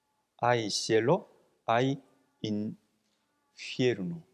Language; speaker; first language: Spanish; non-native, fluent; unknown